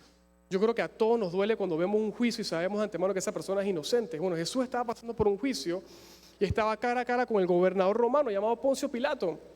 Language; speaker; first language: Spanish; native; Spanish